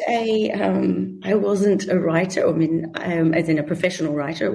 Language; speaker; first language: English; native; English